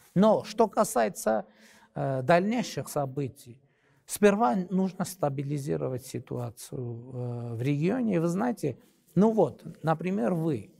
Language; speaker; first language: Russian; non-native, local second language; Armenian